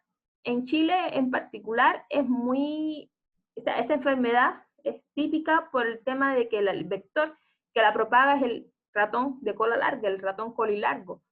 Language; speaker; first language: Spanish; native; Spanish